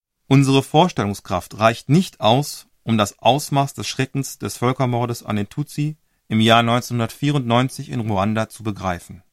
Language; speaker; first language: German; native; German